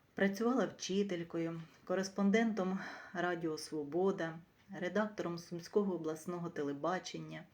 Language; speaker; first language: Ukrainian; native; Ukrainian